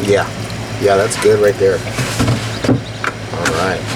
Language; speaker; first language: English; native; English